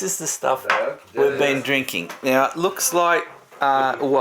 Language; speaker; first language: English; native; English